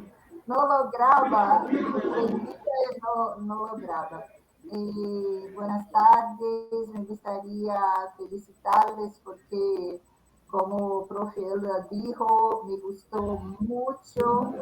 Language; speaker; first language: Spanish; non-native, fluent; Portuguese